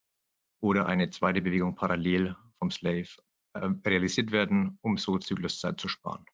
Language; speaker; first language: German; native; German